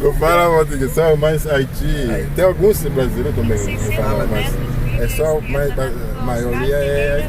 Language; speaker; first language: Portuguese; non-native, learner; Haitian Creole